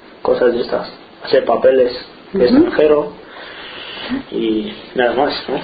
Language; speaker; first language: Spanish; non-native, fluent; Romanian